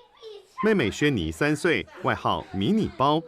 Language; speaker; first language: Chinese; native; Chinese